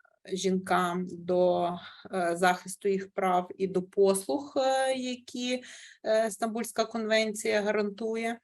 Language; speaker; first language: Ukrainian; native; Ukrainian